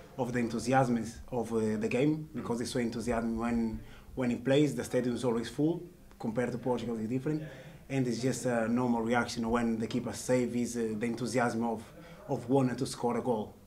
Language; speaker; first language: English; non-native, fluent; Portuguese